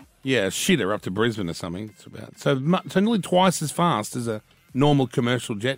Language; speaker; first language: English; native; English